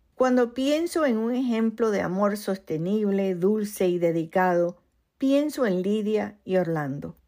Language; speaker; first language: Spanish; early bilingual, heritage; Spanish